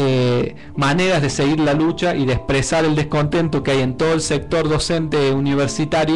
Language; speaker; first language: Spanish; native; Spanish